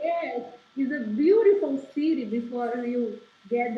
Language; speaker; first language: English; non-native, learner; Portuguese